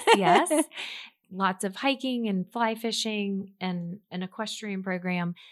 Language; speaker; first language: English; native; English